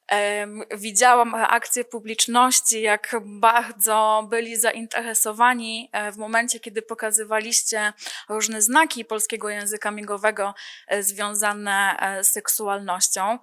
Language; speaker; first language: Polish; native; Polish